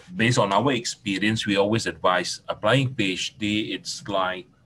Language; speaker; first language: English; non-native, fluent; Indonesian